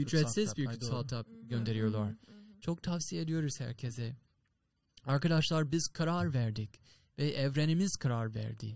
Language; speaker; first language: Turkish; non-native, fluent; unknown